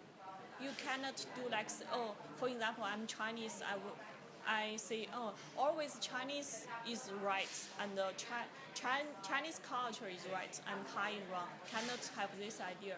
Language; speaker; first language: English; non-native, learner; Chinese